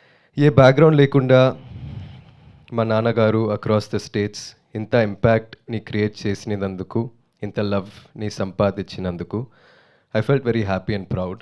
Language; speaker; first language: Telugu; non-native, learner; Tamil